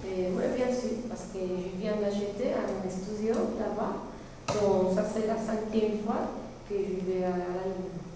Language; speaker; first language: French; non-native, learner; Spanish